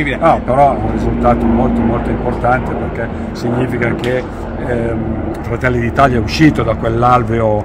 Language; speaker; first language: Italian; native; Italian